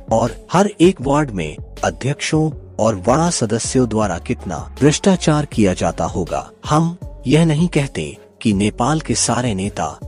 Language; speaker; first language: Hindi; non-native, local second language; Nepali